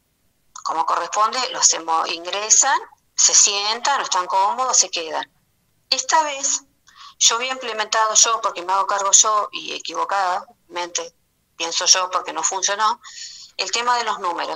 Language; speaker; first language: Spanish; native; Spanish